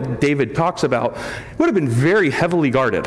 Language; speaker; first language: English; native; English